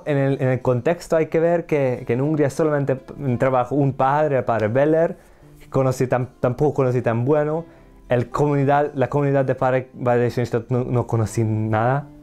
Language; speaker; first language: Spanish; non-native, learner; Hungarian